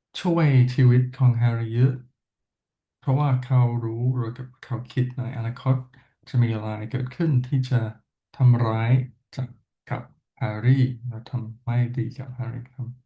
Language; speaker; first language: Thai; non-native, fluent; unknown